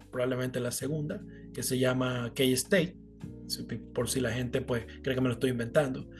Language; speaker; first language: Spanish; native; Spanish